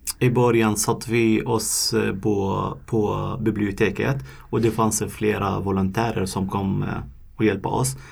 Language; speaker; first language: Swedish; non-native, fluent; Arabic